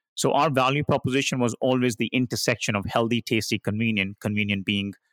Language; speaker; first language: English; non-native, local second language; Hindi